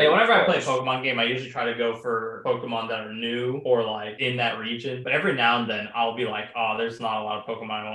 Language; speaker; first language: English; native; English